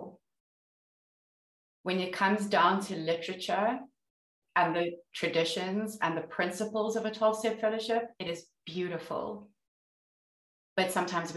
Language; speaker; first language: English; native; English